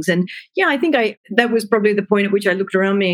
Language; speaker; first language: English; native; English